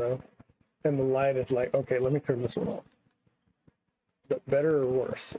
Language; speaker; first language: English; native; English